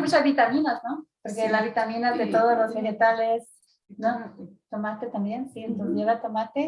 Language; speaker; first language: Spanish; early bilingual, heritage; Spanish